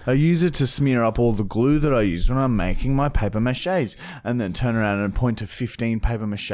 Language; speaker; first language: English; early bilingual, other home language; German